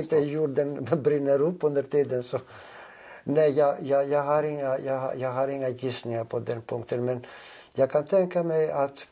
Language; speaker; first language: Swedish; non-native, fluent; Greek